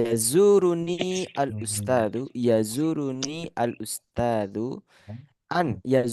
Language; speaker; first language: Arabic; non-native, fluent; Indonesian